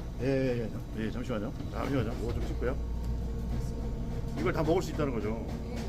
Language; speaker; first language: Korean; native; Korean